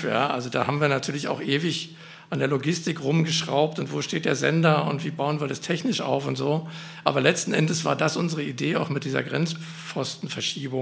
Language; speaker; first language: German; native; German